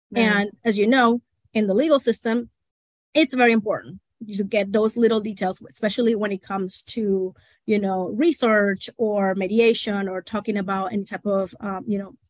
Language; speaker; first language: English; non-native, fluent; Spanish